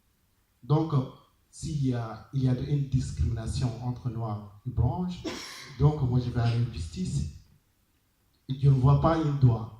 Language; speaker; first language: French; non-native, learner; Arabic